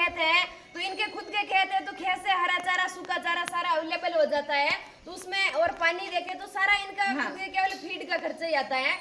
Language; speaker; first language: Hindi; native; Hindi